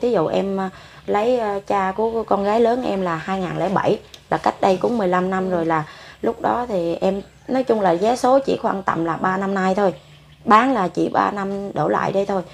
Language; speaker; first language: Vietnamese; non-native, local second language; Khmer